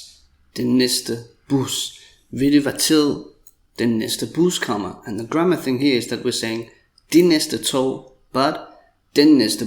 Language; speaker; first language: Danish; non-native, fluent; English